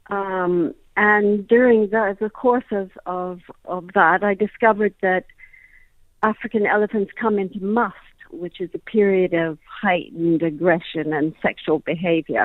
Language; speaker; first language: English; native; English